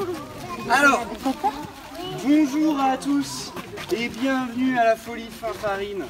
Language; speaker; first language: French; native; French